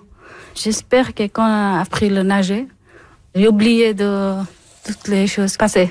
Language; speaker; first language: French; non-native, learner; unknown